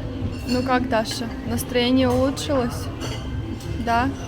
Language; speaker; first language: Russian; native; Russian